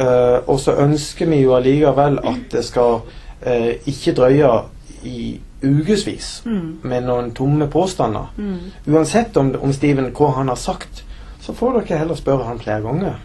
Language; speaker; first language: Norwegian; native; Norwegian